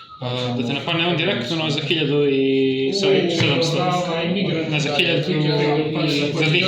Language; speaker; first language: Bosnian; native; Bosnian